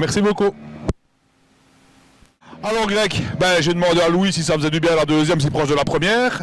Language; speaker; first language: French; native; French